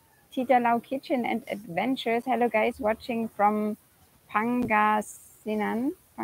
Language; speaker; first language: English; non-native, fluent; German